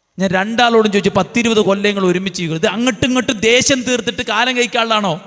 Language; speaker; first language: Malayalam; native; Malayalam